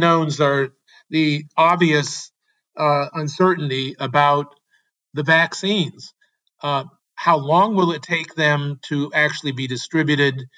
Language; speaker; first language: English; native; English